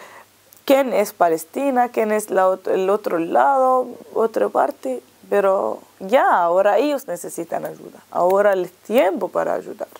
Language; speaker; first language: Spanish; non-native, learner; Arabic